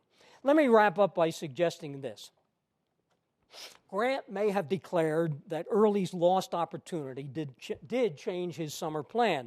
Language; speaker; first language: English; native; English